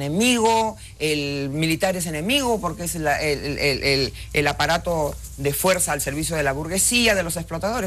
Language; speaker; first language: Spanish; native; Spanish